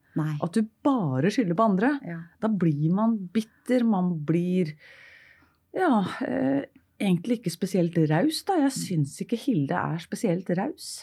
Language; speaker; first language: Norwegian; native; Norwegian